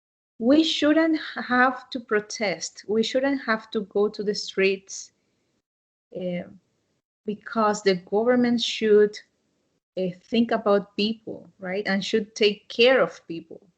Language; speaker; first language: English; non-native, fluent; Spanish